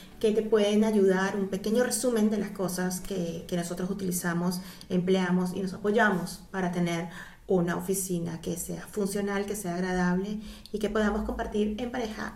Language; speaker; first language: Spanish; native; Spanish